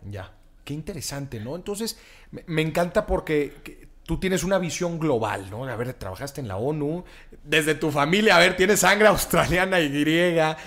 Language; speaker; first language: Spanish; native; Spanish